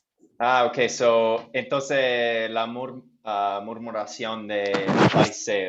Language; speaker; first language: Spanish; non-native, fluent; English